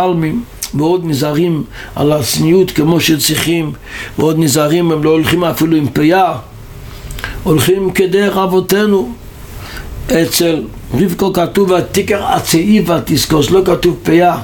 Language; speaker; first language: Hebrew; non-native, local second language; Yiddish